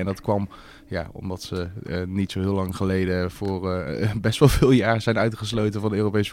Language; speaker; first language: Dutch; native; Dutch